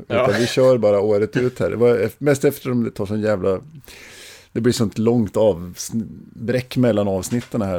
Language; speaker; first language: Swedish; native; Swedish